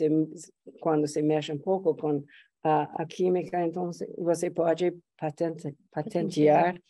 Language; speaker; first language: Portuguese; non-native, fluent; English